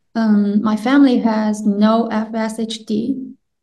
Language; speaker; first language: English; non-native, fluent; Chinese